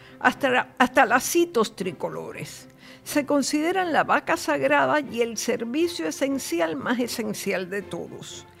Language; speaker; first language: Spanish; native; Spanish